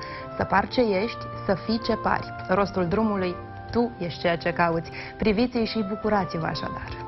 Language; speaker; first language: Romanian; native; Romanian